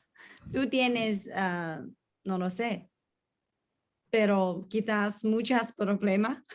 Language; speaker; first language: Spanish; non-native, learner; English